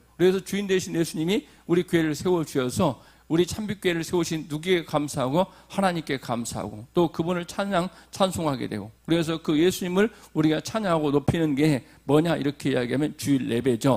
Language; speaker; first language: Korean; native; Korean